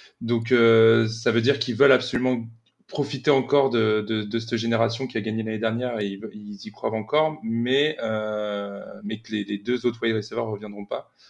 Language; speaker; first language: French; native; French